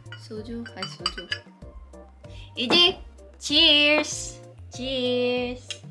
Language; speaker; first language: Korean; non-native, learner; Filipino